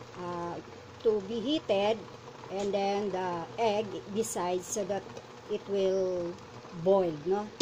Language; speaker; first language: English; non-native, local second language; Filipino